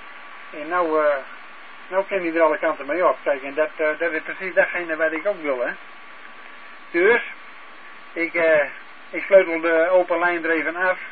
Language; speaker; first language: Dutch; native; Dutch